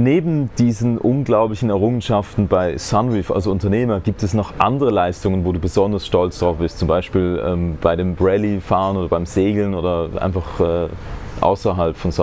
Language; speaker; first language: German; native; German